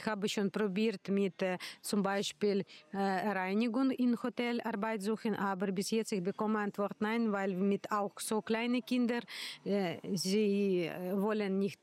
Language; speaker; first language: German; non-native, learner; Ukrainian